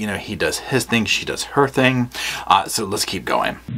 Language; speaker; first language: English; native; English